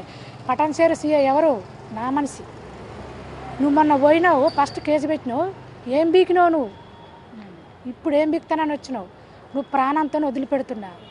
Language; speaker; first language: Telugu; native; Telugu